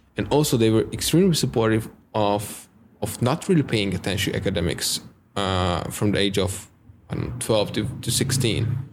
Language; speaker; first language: English; non-native, fluent; Hungarian